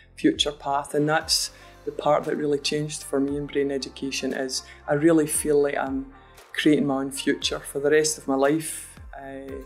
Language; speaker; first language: English; native; English